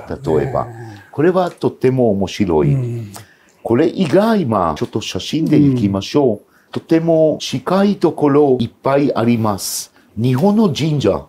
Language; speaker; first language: Japanese; non-native, fluent; Hebrew